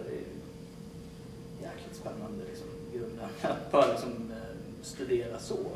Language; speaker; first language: Swedish; native; Swedish